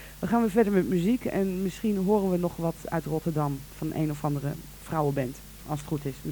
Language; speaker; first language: Dutch; native; Dutch